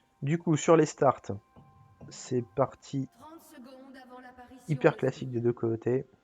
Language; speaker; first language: French; native; French